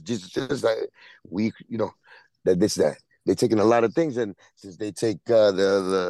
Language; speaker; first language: English; non-native, fluent; Spanish